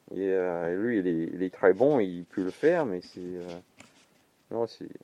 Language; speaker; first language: French; non-native, fluent; English